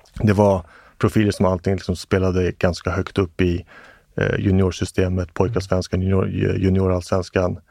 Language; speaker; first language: Swedish; early bilingual, other home language; English